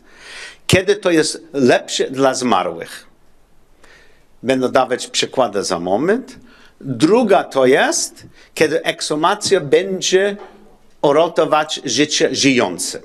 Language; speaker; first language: Polish; non-native, learner; English